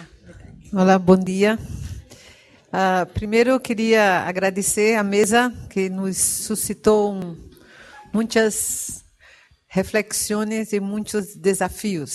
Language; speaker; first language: Spanish; non-native, fluent; Portuguese